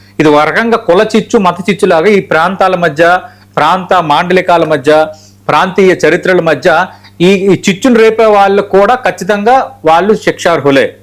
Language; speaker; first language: Telugu; native; Telugu